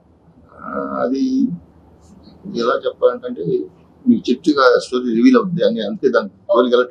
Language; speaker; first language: Telugu; native; Telugu